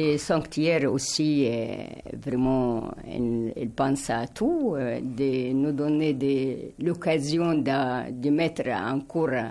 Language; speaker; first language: French; non-native, fluent; Arabic